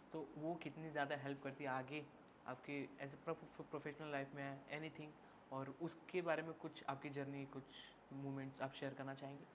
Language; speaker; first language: Hindi; native; Hindi